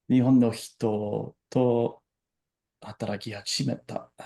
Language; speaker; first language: Japanese; non-native, learner; English